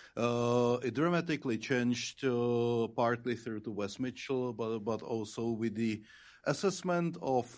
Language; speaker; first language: English; non-native, fluent; Czech